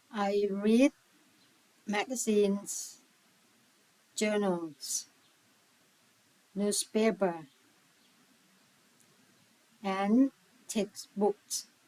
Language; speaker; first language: English; non-native, learner; Thai